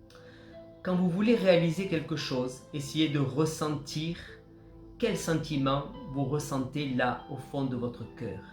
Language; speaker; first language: French; native; French